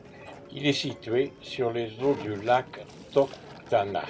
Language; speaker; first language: French; native; French